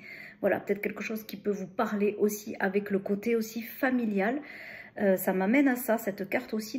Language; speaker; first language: French; native; French